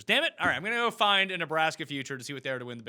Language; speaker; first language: English; native; English